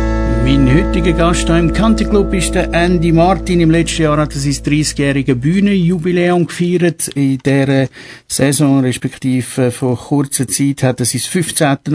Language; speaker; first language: German; native; German